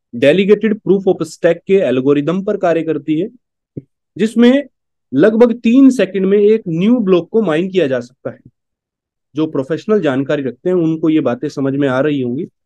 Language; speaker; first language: Hindi; native; Hindi